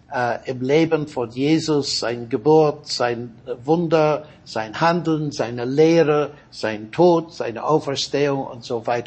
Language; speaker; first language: German; non-native, fluent; English